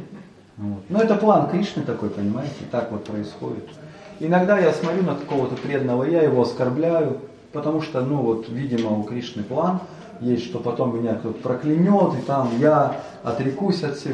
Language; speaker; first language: Russian; native; Russian